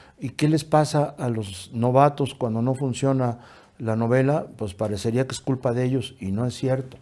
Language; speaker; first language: Spanish; native; Spanish